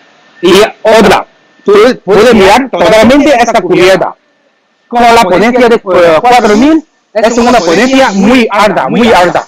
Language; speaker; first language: Spanish; non-native, learner; Chinese